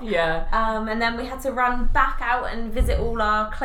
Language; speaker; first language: English; native; English